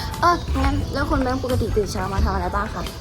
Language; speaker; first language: Thai; native; Thai